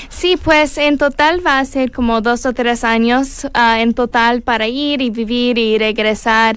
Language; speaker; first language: Spanish; non-native, learner; English